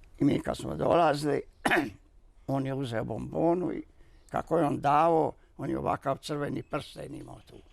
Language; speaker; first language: Bosnian; native; Bosnian